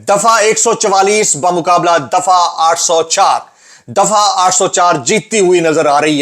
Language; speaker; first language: Urdu; native; Urdu